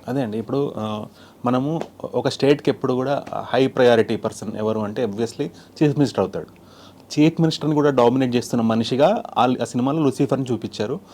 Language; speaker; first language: Telugu; native; Telugu